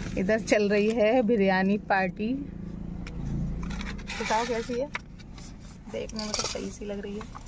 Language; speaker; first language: Hindi; native; Hindi